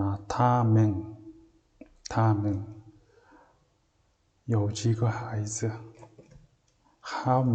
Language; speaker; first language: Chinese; non-native, learner; Mongolian